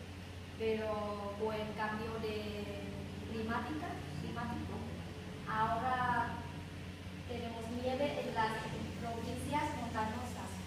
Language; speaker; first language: Spanish; non-native, learner; Vietnamese